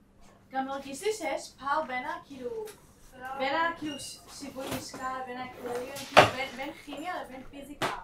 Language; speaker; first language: Hebrew; native; Hebrew